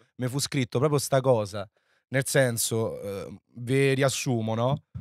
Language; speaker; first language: Italian; native; Italian